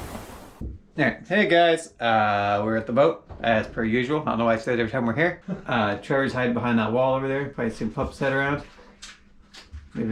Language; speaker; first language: English; native; English